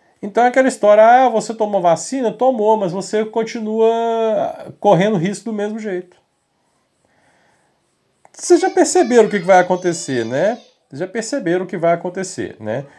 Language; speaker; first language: Portuguese; native; Portuguese